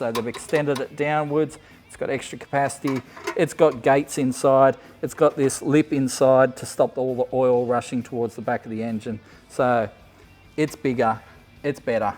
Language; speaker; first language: English; native; English